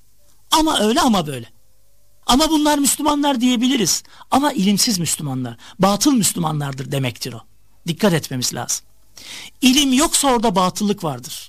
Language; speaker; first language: Turkish; native; Turkish